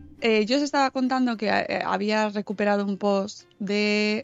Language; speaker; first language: Spanish; native; Spanish